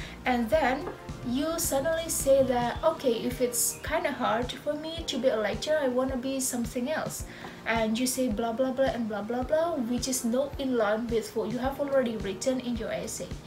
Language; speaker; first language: English; non-native, fluent; Indonesian